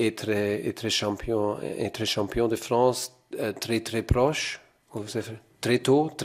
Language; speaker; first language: French; non-native, fluent; German